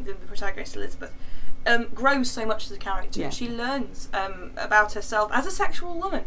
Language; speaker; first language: English; native; English